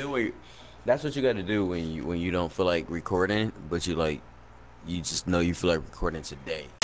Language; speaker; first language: English; native; English